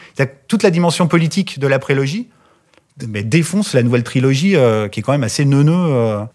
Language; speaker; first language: French; native; French